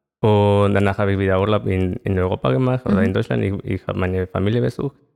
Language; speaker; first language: German; non-native, fluent; Spanish